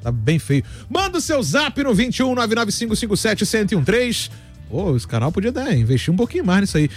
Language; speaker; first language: Portuguese; native; Portuguese